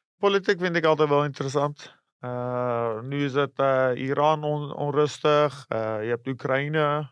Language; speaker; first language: Dutch; early bilingual, other home language; Persian